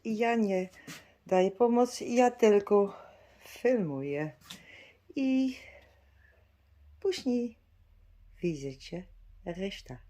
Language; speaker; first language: Polish; non-native, learner; Dutch